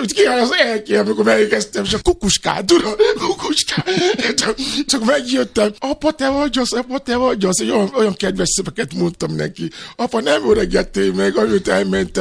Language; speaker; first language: Hungarian; non-native, learner; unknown